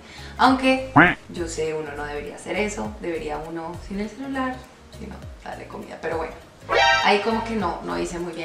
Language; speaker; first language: Spanish; native; Spanish